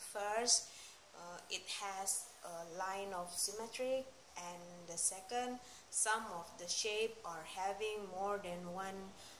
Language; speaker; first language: English; non-native, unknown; Indonesian